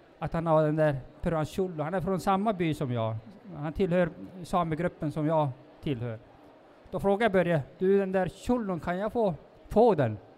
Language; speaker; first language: Swedish; non-native, local second language; Northern Sami